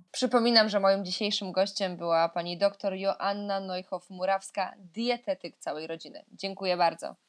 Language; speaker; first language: Polish; native; Polish